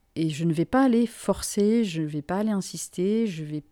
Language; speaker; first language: French; non-native, local second language; Finnish